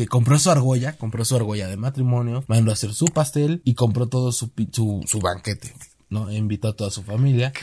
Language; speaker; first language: Spanish; native; Spanish